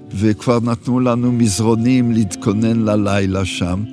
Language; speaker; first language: Hebrew; non-native, fluent; French